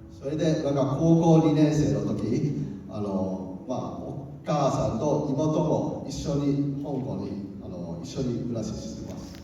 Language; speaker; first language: Japanese; non-native, learner; Cantonese